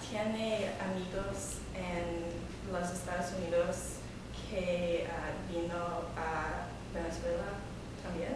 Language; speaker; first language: Spanish; non-native, learner; English